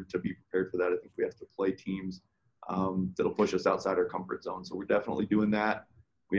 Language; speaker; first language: English; native; English